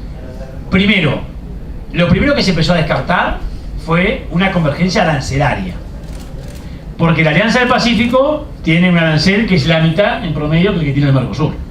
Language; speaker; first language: Spanish; native; Spanish